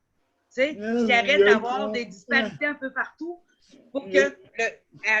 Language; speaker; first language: French; native; French